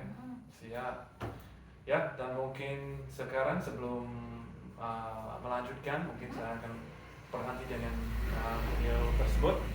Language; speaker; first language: Indonesian; non-native, learner; English